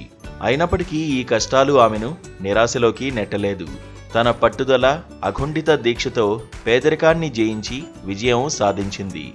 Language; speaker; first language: Telugu; native; Telugu